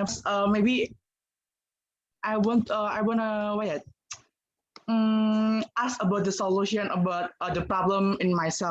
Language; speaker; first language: English; non-native, learner; Indonesian